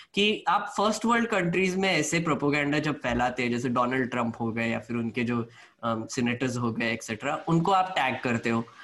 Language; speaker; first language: Hindi; non-native, local second language; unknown